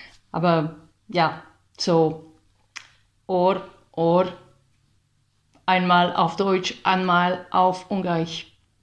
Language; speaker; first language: German; non-native, learner; Hungarian